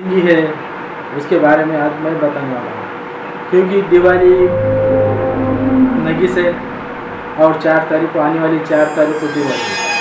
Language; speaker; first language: Hindi; non-native, local second language; Marathi